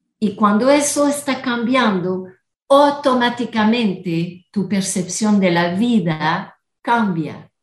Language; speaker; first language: Spanish; non-native, fluent; French